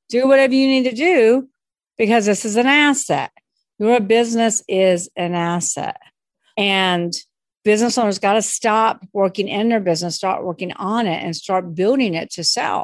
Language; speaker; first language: English; native; English